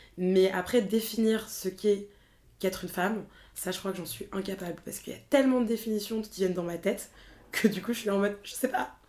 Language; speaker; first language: French; native; French